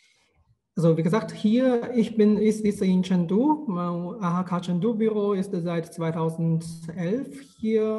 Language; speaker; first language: German; non-native, fluent; Chinese